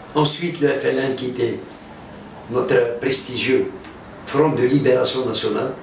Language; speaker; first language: French; non-native, local second language; Arabic